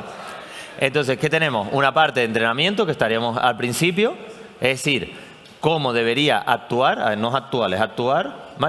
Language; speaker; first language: Spanish; native; Spanish